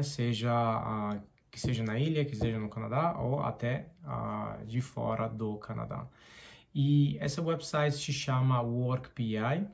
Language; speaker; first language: Portuguese; non-native, fluent; Spanish